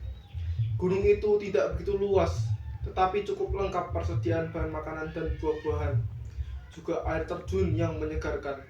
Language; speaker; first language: Indonesian; native; Indonesian